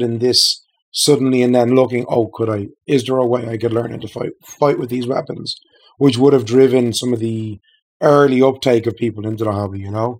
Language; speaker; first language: English; native; English